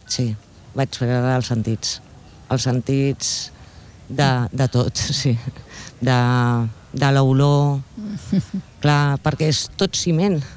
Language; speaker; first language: Catalan; non-native, local second language; Spanish